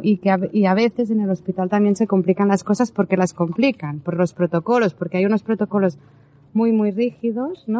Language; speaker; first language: Spanish; native; Spanish